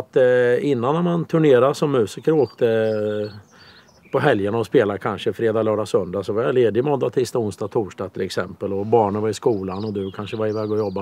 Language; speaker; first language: Swedish; native; Swedish